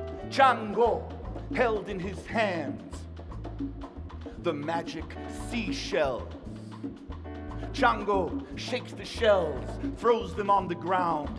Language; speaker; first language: English; early bilingual, other home language; Spanish